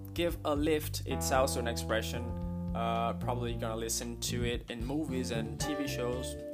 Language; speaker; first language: English; non-native, fluent; Portuguese